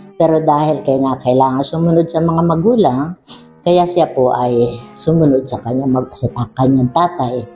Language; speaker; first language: Filipino; non-native, local second language; Bikol